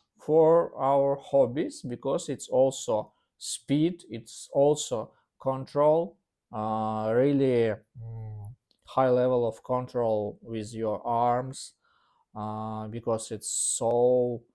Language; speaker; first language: English; non-native, learner; Russian